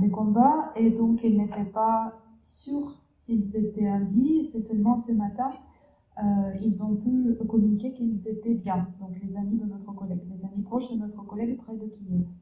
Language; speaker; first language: French; non-native, fluent; Russian